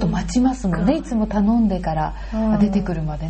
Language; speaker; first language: Japanese; native; Japanese